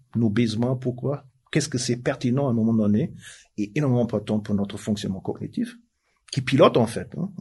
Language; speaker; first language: French; non-native, fluent; German